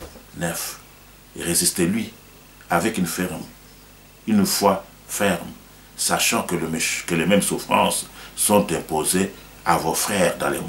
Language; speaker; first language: French; non-native, local second language; Lingala